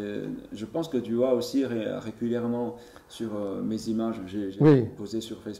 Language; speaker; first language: French; non-native, learner; Chinese